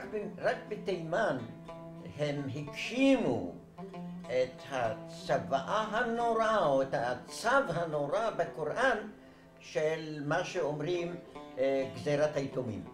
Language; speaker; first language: Hebrew; non-native, fluent; Arabic